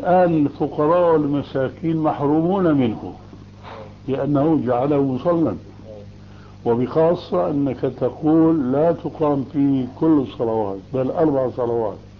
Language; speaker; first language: Arabic; early bilingual, other home language; Albanian